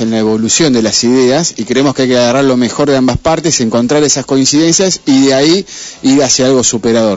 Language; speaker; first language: Spanish; native; Spanish